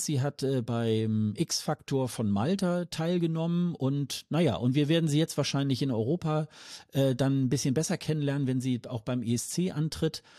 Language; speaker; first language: German; native; German